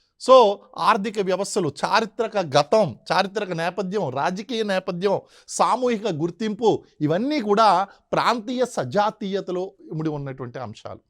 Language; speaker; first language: Telugu; native; Telugu